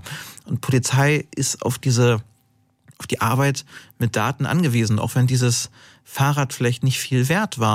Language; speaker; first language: German; native; German